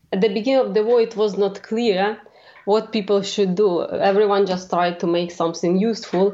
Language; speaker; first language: English; non-native, fluent; Ukrainian